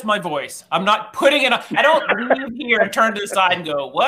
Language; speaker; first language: English; native; English